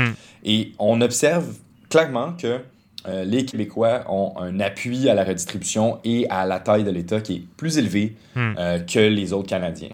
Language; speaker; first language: French; native; French